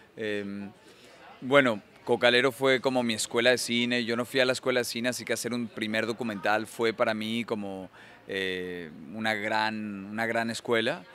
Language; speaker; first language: Spanish; native; Spanish